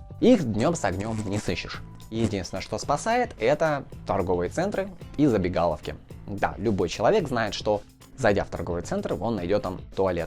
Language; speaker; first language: Russian; native; Russian